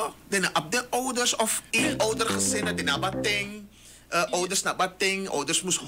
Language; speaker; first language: Dutch; native; Dutch